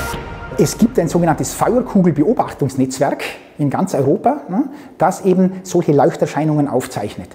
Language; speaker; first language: German; native; German